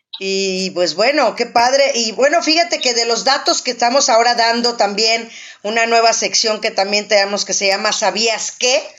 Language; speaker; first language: Spanish; native; Spanish